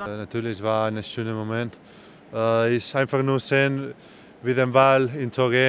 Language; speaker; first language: German; non-native, learner; Spanish